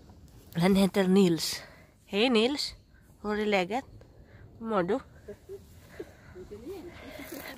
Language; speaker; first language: Swedish; non-native, learner; Filipino